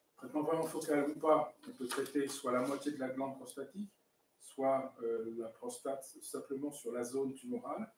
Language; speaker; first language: French; native; French